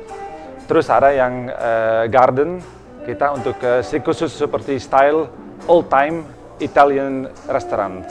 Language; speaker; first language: Indonesian; non-native, learner; Dutch